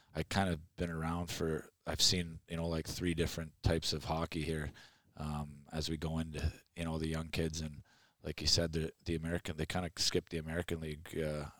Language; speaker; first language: English; native; English